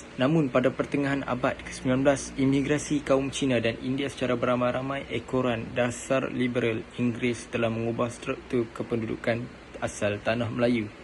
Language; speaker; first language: Malay; native; Malay